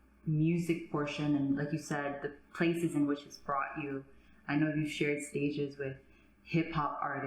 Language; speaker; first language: English; native; English